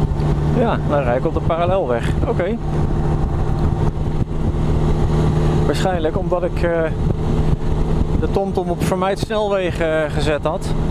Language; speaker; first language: Dutch; native; Dutch